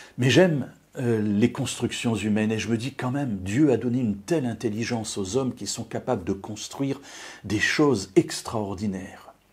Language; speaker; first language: French; native; French